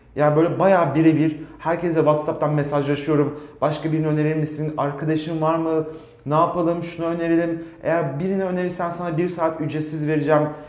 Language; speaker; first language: Turkish; native; Turkish